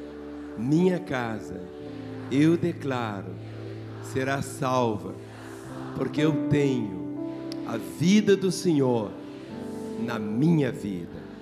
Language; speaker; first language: Portuguese; native; Portuguese